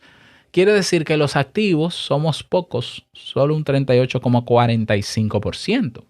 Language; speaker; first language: Spanish; native; Spanish